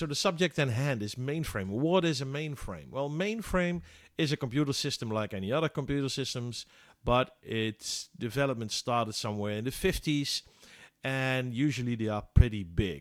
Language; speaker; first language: English; non-native, fluent; Dutch